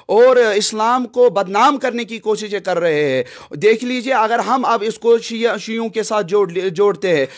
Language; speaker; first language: Hindi; non-native, local second language; Kashmiri